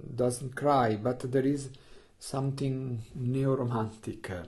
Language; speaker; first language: English; non-native, learner; Italian